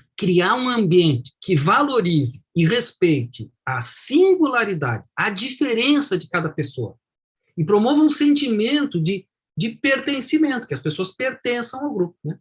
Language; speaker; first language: Portuguese; native; Portuguese